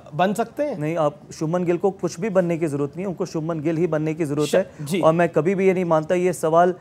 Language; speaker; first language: Hindi; native; Hindi